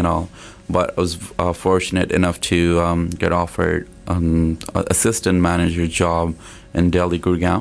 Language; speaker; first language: English; non-native, local second language; Punjabi